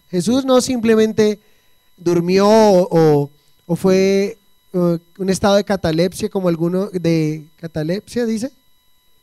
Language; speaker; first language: Spanish; native; Spanish